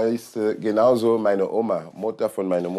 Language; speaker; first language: German; non-native, learner; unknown